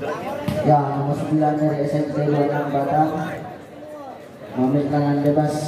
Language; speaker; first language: Malay; native; Malay